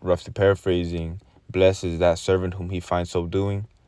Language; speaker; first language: English; native; English